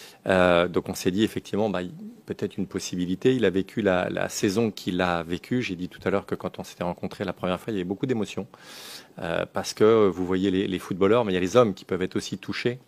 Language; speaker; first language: French; native; French